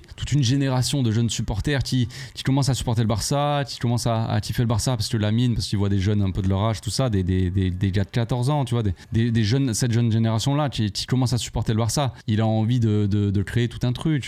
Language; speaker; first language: French; native; French